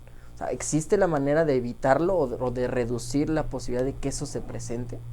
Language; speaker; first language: Spanish; native; Spanish